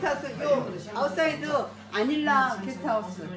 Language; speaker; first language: English; non-native, learner; Korean